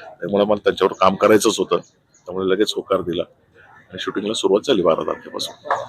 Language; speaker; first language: Marathi; native; Marathi